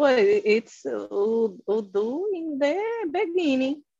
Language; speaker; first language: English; non-native, learner; Portuguese